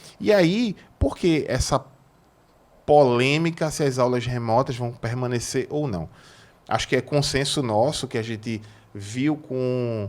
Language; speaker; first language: Portuguese; native; Portuguese